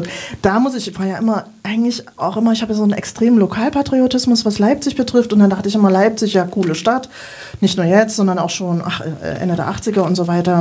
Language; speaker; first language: German; native; German